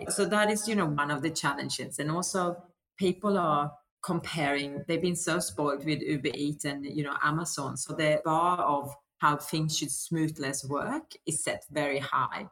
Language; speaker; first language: English; non-native, fluent; Swedish